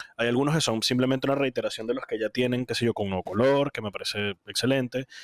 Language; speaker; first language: Spanish; native; Spanish